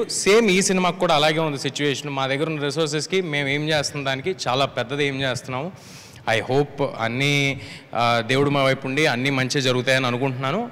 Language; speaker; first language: Telugu; native; Telugu